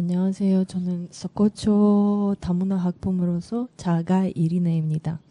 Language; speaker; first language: Korean; non-native, learner; Russian